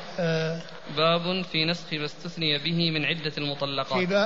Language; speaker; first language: Arabic; native; Arabic